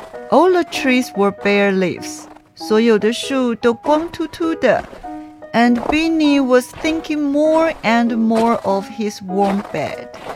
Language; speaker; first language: English; non-native, fluent; Chinese